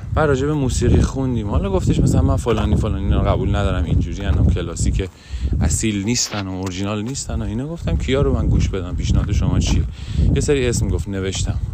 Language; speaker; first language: Persian; non-native, local second language; Azerbaijani